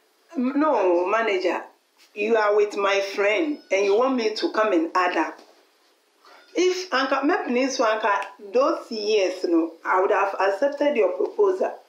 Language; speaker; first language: English; non-native, local second language; Akan